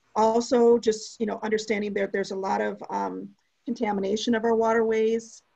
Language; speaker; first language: English; native; English